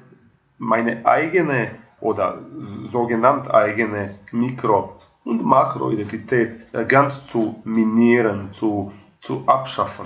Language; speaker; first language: German; non-native, fluent; Croatian